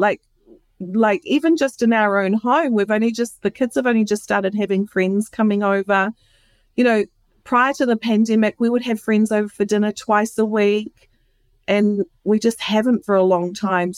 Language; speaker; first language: English; native; English